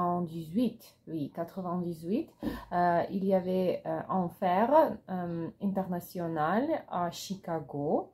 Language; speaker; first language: French; non-native, learner; Russian